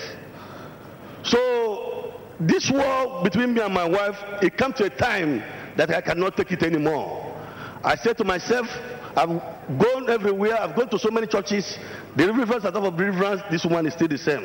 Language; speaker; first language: English; non-native, local second language; Igbo